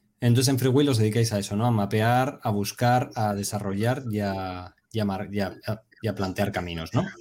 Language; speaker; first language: Spanish; native; Spanish